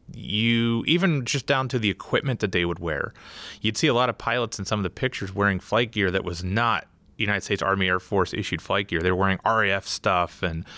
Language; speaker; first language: English; native; English